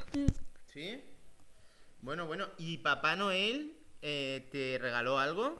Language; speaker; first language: Spanish; native; Spanish